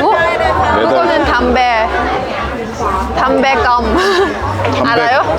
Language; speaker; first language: Korean; non-native, learner; Thai